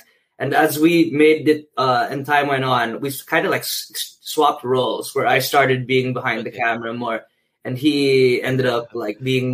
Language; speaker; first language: English; non-native, local second language; Filipino